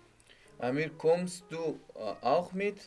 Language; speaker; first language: German; non-native, learner; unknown